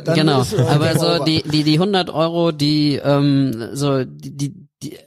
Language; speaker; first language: German; native; German